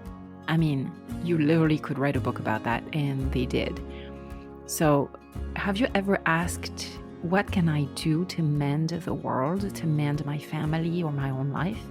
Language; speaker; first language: English; non-native, fluent; French